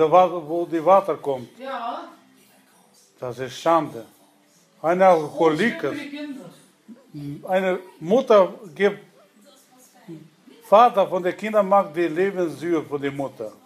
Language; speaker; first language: Dutch; non-native, learner; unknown